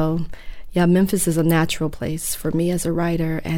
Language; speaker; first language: English; native; English